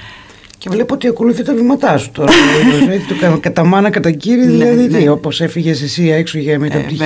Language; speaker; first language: Greek; native; Greek